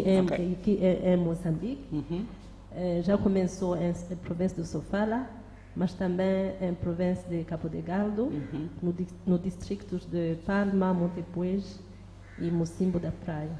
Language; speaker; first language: Portuguese; non-native, learner; Kinyarwanda